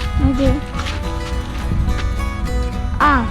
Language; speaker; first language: Thai; early bilingual, heritage; Thai